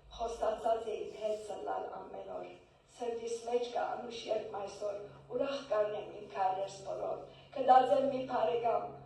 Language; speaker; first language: Armenian; early bilingual, heritage; Armenian